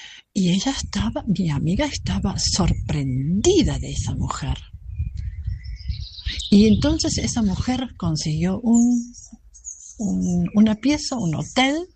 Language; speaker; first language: Spanish; non-native, fluent; German